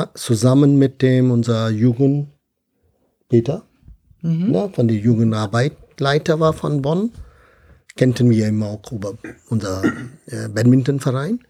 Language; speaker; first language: German; non-native, fluent; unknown